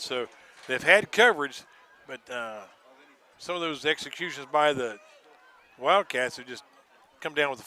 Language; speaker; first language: English; native; English